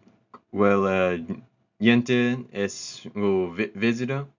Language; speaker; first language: Spanish; non-native, learner; English